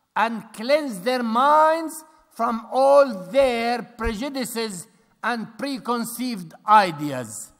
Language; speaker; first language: English; non-native, fluent; Arabic